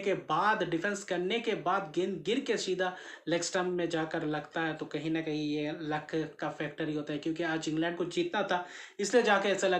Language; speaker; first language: Hindi; native; Hindi